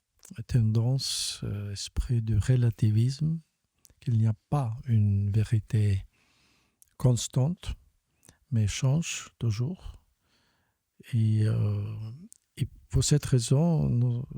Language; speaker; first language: French; non-native, fluent; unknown